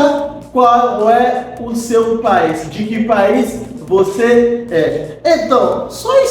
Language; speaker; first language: Portuguese; non-native, local second language; Haitian Creole